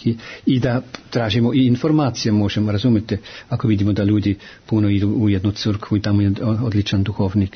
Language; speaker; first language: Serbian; non-native, fluent; German